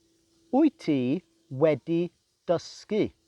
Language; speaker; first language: Welsh; non-native, fluent; English